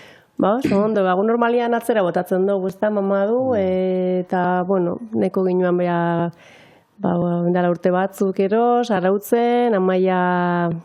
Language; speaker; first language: Basque; native; Basque